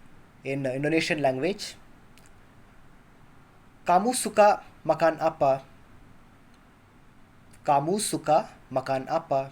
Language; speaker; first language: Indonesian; non-native, learner; Kannada